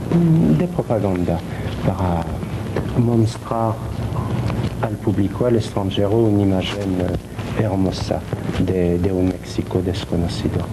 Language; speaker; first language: Spanish; non-native, learner; French